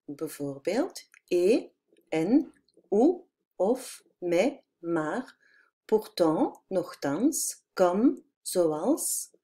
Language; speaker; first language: Dutch; non-native, fluent; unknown